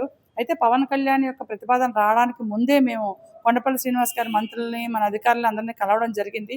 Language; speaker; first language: Telugu; native; Telugu